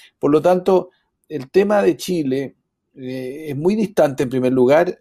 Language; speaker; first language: Spanish; native; Spanish